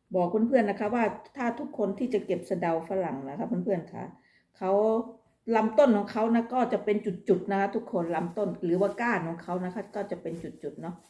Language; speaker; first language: Thai; native; Thai